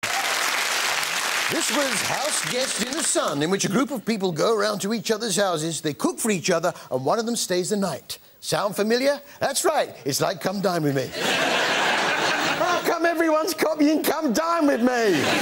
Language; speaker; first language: English; native; English